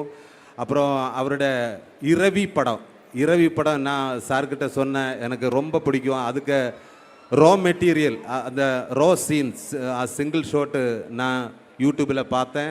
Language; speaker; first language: Tamil; non-native, learner; Malayalam